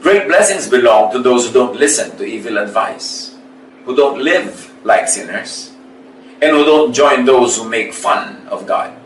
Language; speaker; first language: English; non-native, local second language; Filipino